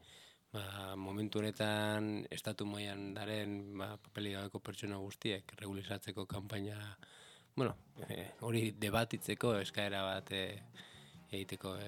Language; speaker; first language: Basque; native; Basque